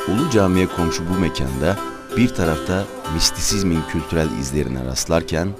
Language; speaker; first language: Turkish; native; Turkish